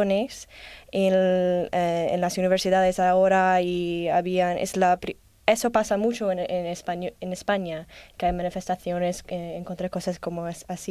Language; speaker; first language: Spanish; non-native, learner; English